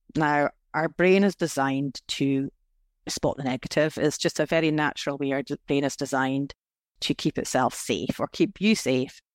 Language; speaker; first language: English; native; English